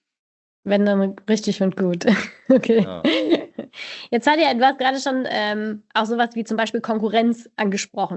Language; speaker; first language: German; native; German